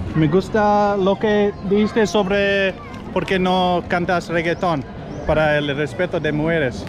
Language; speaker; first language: Spanish; non-native, learner; English